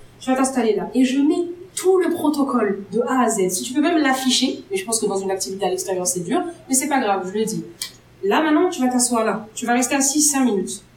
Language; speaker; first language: French; non-native, local second language; Arabic